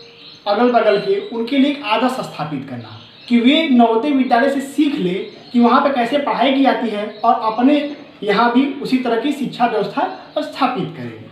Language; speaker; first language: Hindi; native; Hindi